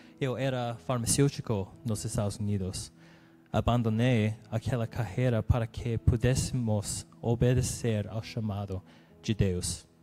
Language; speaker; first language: Portuguese; non-native, learner; English